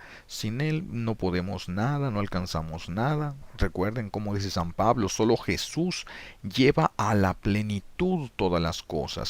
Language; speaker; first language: Spanish; native; Spanish